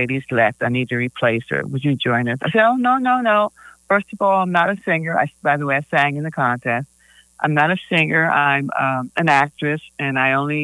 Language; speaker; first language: English; native; English